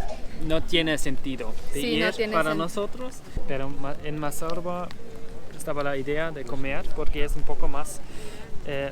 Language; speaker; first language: Spanish; non-native, learner; German